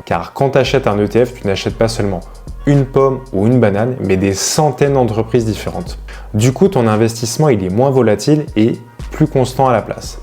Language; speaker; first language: French; native; French